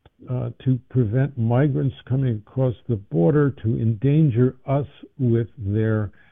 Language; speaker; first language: English; native; English